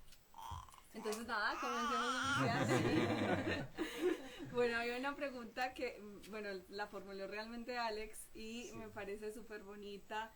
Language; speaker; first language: Spanish; native; Spanish